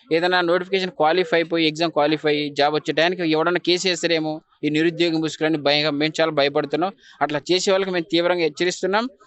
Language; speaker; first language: Telugu; native; Telugu